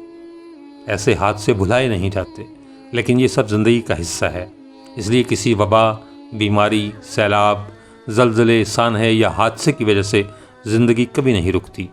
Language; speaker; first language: Urdu; native; Urdu